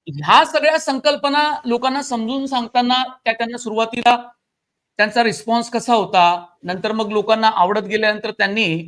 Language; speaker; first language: Marathi; native; Marathi